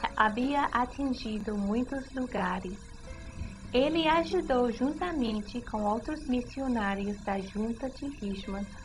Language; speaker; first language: Portuguese; non-native, learner; English